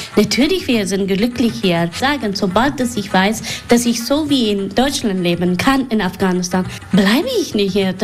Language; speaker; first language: German; non-native, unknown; Persian